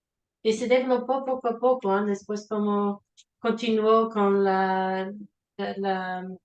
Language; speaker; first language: Spanish; non-native, fluent; Portuguese